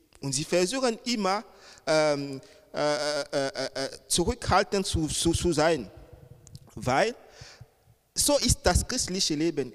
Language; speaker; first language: German; non-native, fluent; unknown